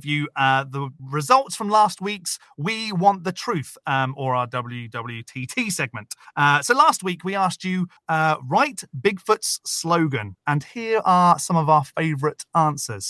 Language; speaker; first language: English; native; English